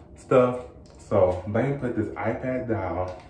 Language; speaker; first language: English; native; English